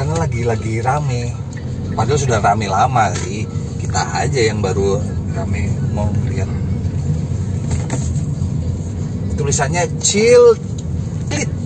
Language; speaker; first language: Indonesian; native; Indonesian